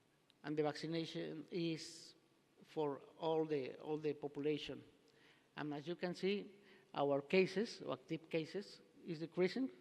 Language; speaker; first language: English; non-native, learner; Spanish